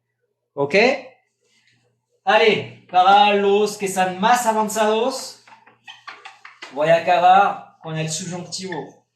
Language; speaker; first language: Spanish; non-native, fluent; French